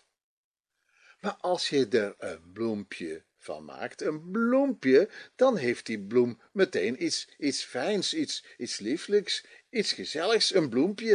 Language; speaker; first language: Dutch; native; Dutch